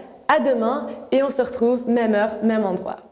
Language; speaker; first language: French; native; French